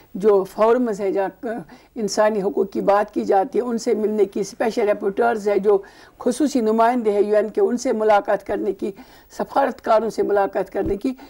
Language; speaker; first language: Urdu; non-native, local second language; Kashmiri